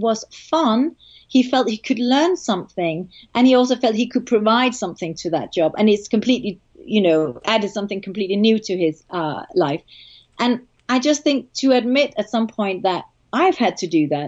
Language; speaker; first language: English; non-native, fluent; Danish